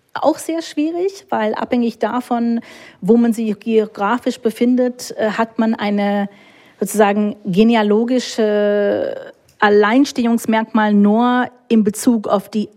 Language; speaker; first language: German; non-native, fluent; English